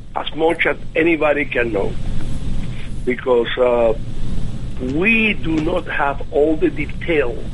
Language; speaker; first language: English; non-native, fluent; Spanish